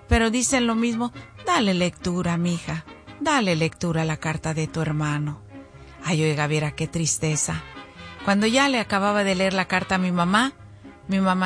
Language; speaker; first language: Spanish; native; Spanish